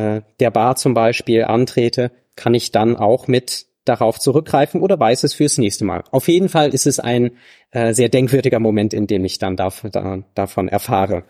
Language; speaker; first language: German; native; German